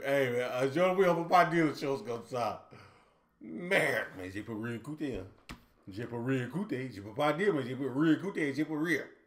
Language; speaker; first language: French; non-native, learner; English